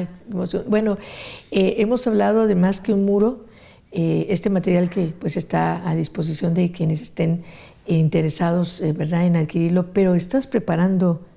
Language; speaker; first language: Spanish; native; Spanish